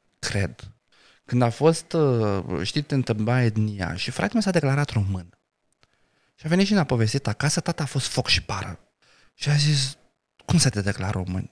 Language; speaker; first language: Romanian; non-native, local second language; Romany